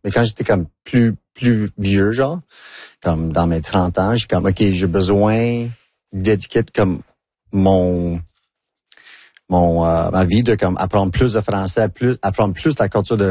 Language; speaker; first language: French; non-native, local second language; English